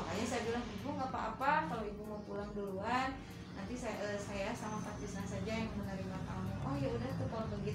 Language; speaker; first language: Indonesian; non-native, local second language; Sundanese